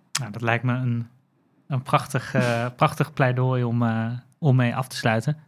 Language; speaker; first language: Dutch; native; Dutch